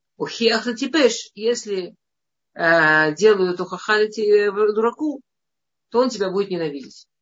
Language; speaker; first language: Russian; native; Russian